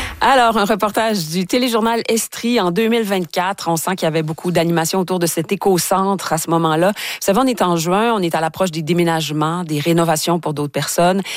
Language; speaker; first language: French; native; French